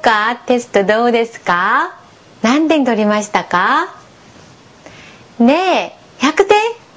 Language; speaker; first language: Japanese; non-native, fluent; Korean